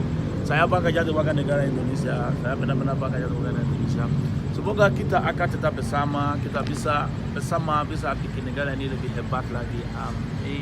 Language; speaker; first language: Indonesian; non-native, fluent; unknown